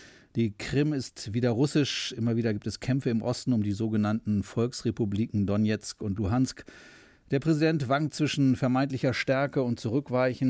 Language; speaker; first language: German; native; German